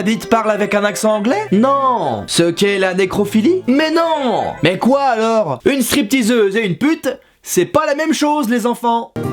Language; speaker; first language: French; native; French